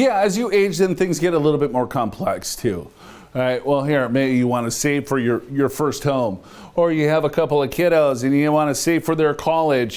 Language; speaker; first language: English; native; English